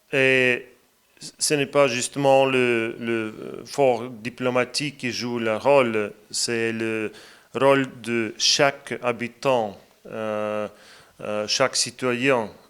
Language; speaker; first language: French; non-native, fluent; Latvian